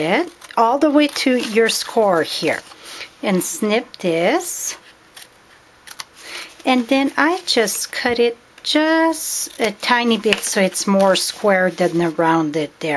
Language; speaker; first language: English; non-native, fluent; French